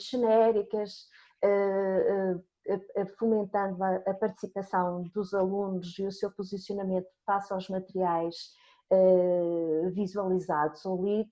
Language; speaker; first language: Portuguese; native; Portuguese